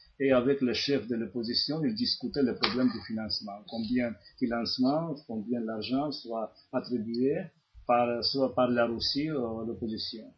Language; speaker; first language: French; non-native, fluent; Georgian